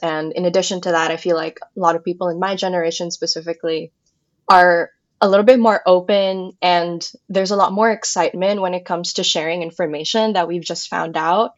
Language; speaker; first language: English; non-native, local second language; Filipino